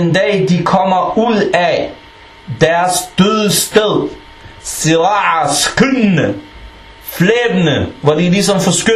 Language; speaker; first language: Danish; non-native, fluent; Arabic